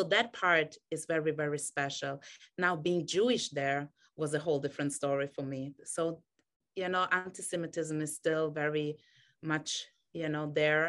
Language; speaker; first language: English; non-native, fluent; German